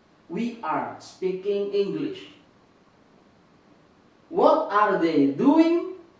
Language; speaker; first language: English; non-native, fluent; Indonesian